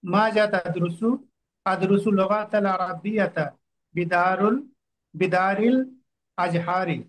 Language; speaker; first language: Arabic; non-native, learner; Bangla